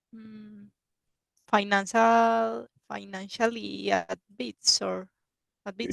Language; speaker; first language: English; non-native, learner; Spanish